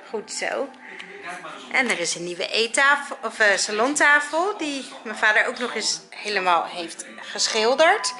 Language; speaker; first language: Dutch; native; Dutch